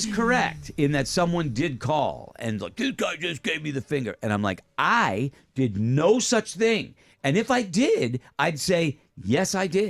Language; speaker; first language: English; native; English